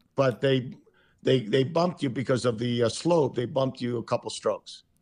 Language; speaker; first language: English; early bilingual, other home language; Spanish